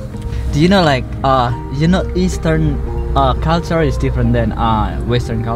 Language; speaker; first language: English; non-native, learner; Javanese